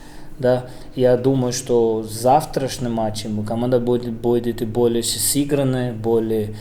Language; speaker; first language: Russian; non-native, fluent; Portuguese